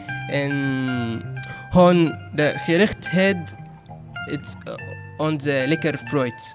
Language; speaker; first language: Dutch; non-native, learner; Arabic